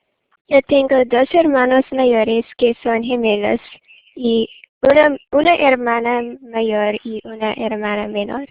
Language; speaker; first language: Spanish; non-native, learner; English